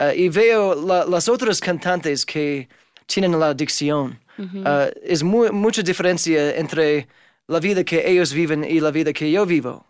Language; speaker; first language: Spanish; non-native, fluent; English